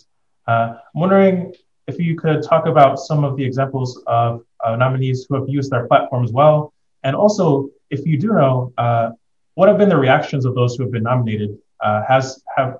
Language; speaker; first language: English; native; English